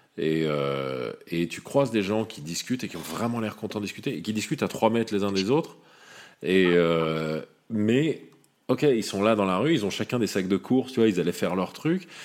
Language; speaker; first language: French; native; French